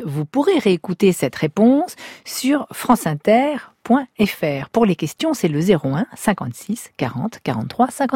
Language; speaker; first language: French; native; French